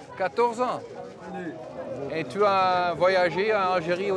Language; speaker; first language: French; non-native, fluent; Dutch